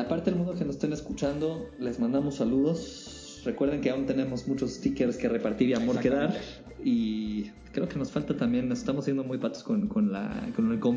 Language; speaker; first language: Spanish; native; Spanish